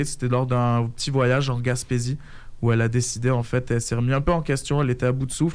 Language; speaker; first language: French; native; French